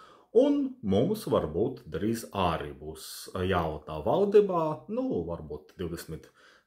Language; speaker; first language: Latvian; non-native, fluent; Russian